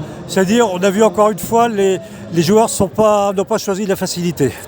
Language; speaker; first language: French; native; French